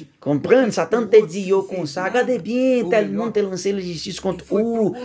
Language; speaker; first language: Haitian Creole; non-native, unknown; Portuguese